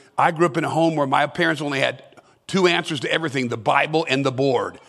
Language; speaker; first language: English; native; English